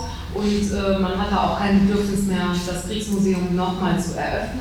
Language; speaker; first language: German; native; German